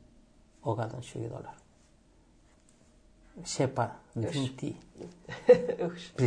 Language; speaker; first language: Swedish; non-native, fluent; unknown